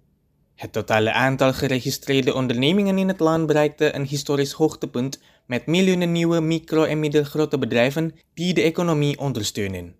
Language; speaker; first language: Dutch; non-native, fluent; Indonesian